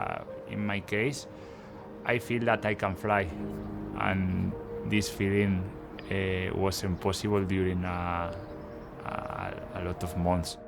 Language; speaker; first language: English; non-native, fluent; Spanish